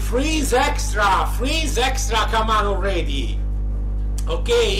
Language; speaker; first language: English; non-native, learner; Italian